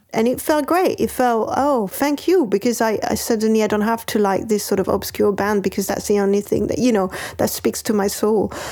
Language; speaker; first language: English; non-native, fluent; French